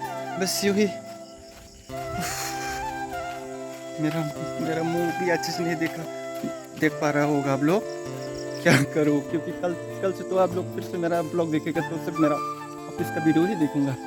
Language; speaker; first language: Hindi; non-native, local second language; Kok Borok